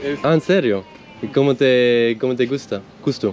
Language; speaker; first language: Spanish; non-native, learner; Swiss German